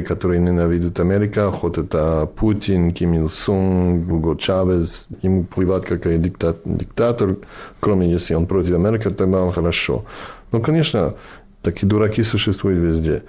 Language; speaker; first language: Russian; non-native, fluent; English